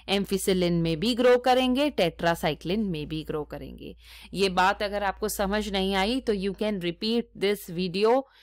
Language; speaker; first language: Hindi; native; Hindi